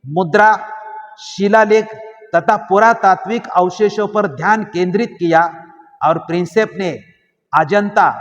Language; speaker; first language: Hindi; non-native, local second language; Marathi